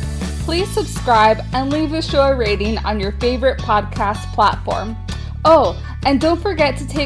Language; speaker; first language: English; native; English